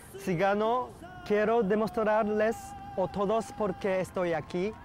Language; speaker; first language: Spanish; non-native, learner; Japanese